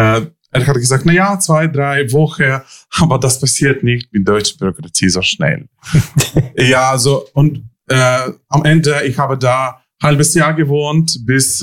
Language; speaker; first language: German; non-native, learner; Ukrainian